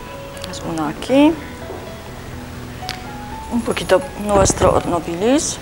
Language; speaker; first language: Spanish; non-native, learner; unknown